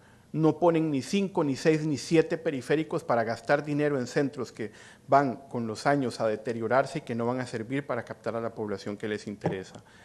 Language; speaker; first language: Spanish; native; Spanish